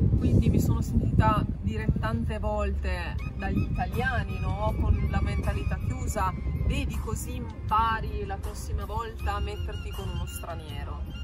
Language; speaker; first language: Italian; native; Italian